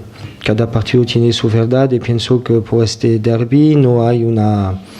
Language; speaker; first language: Spanish; non-native, fluent; French